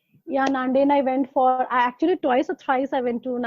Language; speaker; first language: English; non-native, local second language; Hindi